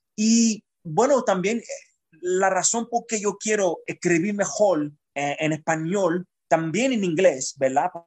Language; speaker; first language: Spanish; early bilingual, heritage; Spanish